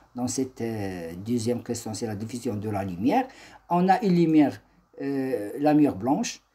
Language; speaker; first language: French; non-native, local second language; Arabic